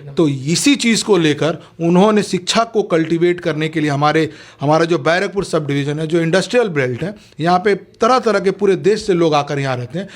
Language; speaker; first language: Hindi; native; Hindi